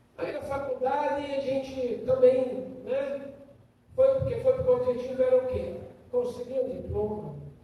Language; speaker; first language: Portuguese; non-native, fluent; German